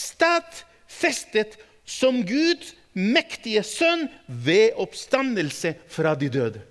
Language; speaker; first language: Norwegian; non-native, fluent; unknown